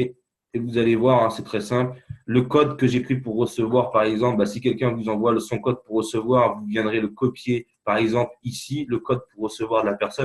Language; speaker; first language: French; native; French